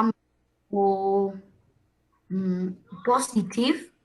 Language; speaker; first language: English; non-native, learner; Vietnamese